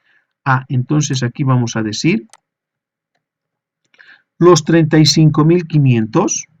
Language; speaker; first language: Spanish; native; Spanish